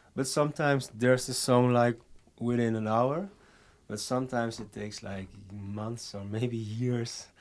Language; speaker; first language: English; non-native, fluent; Dutch